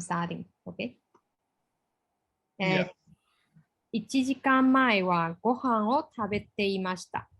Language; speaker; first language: Japanese; non-native, fluent; English